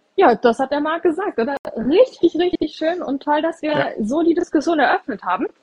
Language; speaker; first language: German; native; German